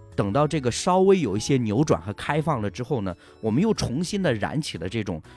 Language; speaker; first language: Chinese; native; Chinese